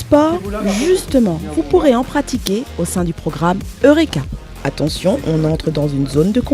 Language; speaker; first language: French; native; French